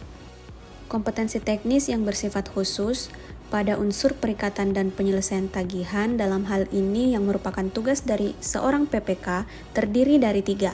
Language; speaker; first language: Indonesian; native; Indonesian